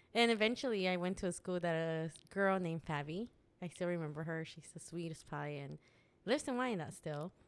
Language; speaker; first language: English; early bilingual, other home language; Spanish